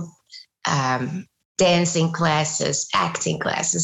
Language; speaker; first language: English; non-native, fluent; Dutch